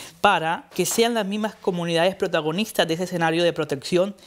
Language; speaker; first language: Spanish; native; Spanish